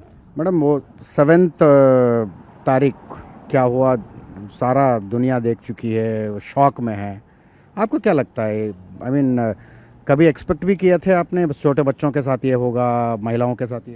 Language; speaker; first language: Hindi; non-native, local second language; Kannada